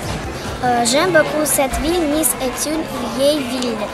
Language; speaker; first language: French; non-native, learner; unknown